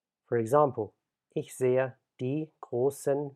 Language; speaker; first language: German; non-native, fluent; English